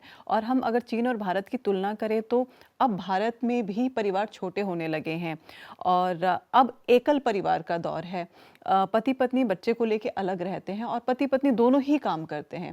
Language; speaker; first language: Hindi; native; Hindi